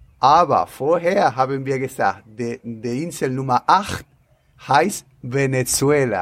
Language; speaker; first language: German; non-native, learner; Spanish